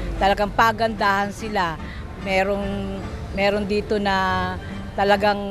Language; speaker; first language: Filipino; native; Filipino